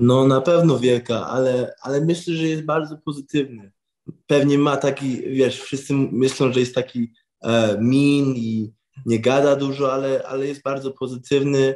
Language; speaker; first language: Polish; early bilingual, heritage; English